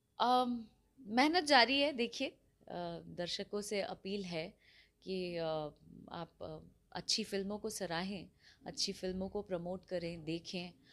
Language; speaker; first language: Hindi; native; Hindi